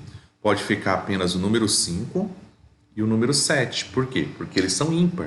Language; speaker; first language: Portuguese; native; Portuguese